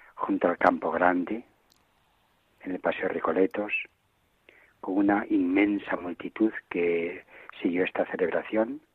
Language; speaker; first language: Spanish; native; Spanish